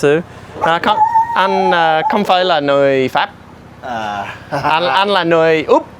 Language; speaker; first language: Vietnamese; non-native, learner; English